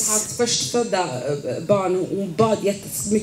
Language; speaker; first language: Swedish; non-native, fluent; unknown